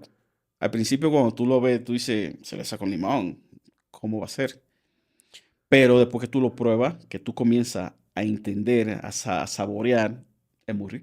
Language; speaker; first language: Spanish; native; Spanish